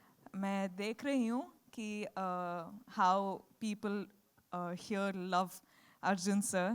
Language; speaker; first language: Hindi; non-native, learner; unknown